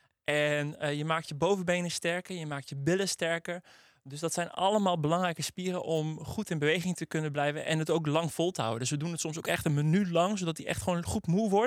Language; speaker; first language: Dutch; native; Dutch